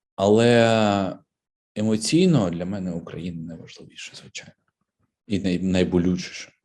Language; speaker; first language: Ukrainian; native; Ukrainian